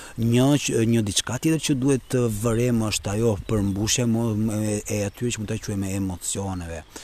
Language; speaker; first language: Albanian; early bilingual, heritage; Albanian